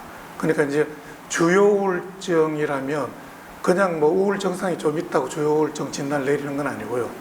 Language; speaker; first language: Korean; native; Korean